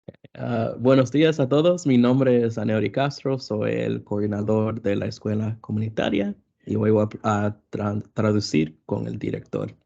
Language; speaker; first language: Spanish; early bilingual, other home language; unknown